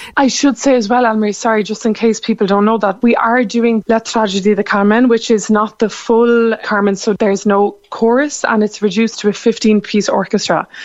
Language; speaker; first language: English; native; English